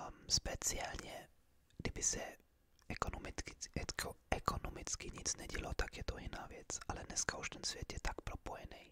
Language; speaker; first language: Czech; early bilingual, heritage; English